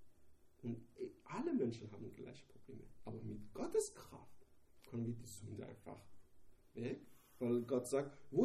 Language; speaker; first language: German; non-native, learner; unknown